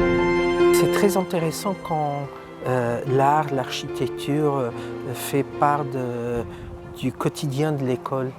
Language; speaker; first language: French; non-native, fluent; Portuguese